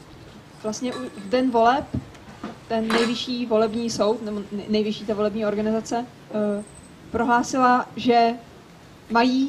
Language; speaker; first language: Czech; native; Czech